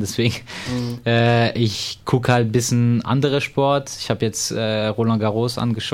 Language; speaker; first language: German; non-native, fluent; French